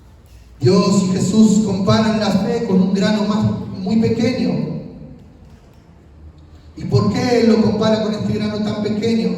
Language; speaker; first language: Spanish; native; Spanish